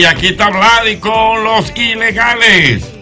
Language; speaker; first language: Spanish; native; Spanish